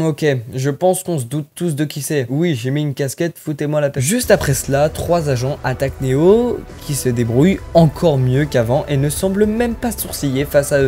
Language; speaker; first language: French; native; French